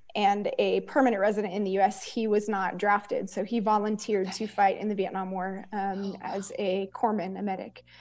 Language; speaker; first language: English; native; English